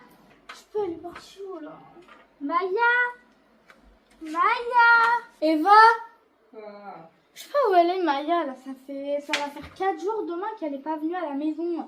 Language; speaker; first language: French; native; French